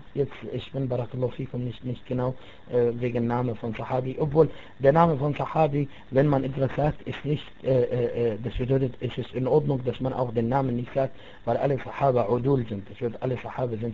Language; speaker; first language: German; non-native, fluent; Arabic